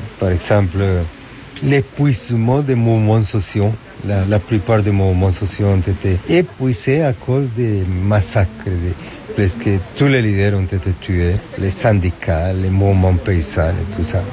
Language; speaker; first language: French; non-native, fluent; Spanish